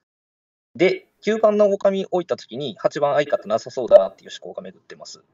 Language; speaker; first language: Japanese; native; Japanese